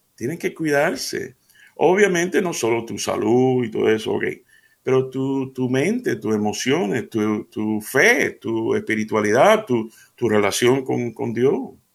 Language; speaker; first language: Spanish; early bilingual, heritage; Spanish